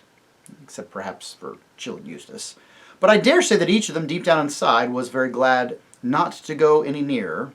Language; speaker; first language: English; native; English